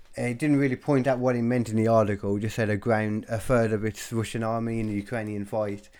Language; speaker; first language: English; native; English